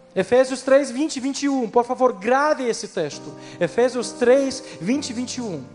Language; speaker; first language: Portuguese; non-native, fluent; Ukrainian